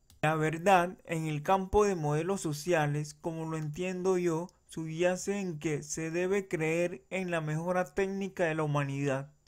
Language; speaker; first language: Spanish; native; Spanish